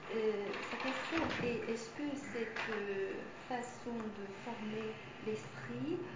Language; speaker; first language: French; non-native, fluent; Chinese